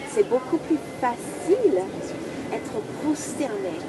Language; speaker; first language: French; non-native, fluent; English